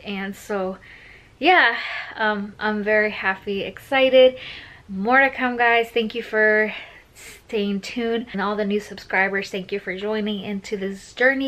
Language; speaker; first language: English; early bilingual, other home language; Spanish